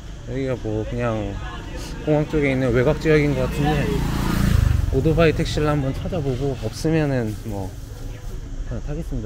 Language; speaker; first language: Korean; native; Korean